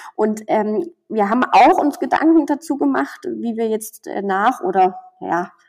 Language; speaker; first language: German; native; German